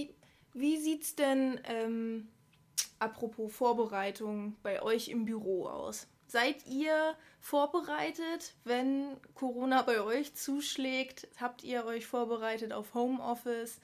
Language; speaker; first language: German; native; German